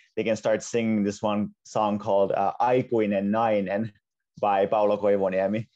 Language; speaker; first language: English; non-native, fluent; Finnish